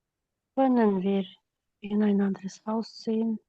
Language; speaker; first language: German; non-native, learner; Kyrgyz